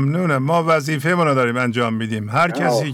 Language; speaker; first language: Persian; native; Persian